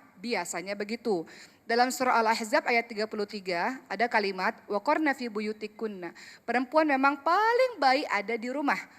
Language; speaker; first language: Indonesian; native; Indonesian